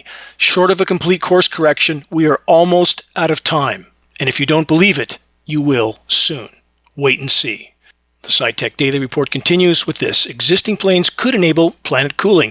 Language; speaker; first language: English; native; English